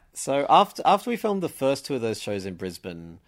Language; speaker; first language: English; native; English